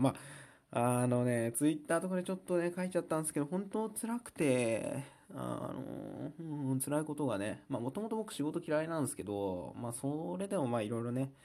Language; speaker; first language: Japanese; native; Japanese